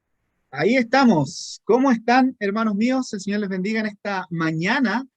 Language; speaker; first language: Spanish; native; Spanish